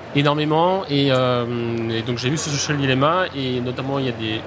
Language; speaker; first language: French; native; French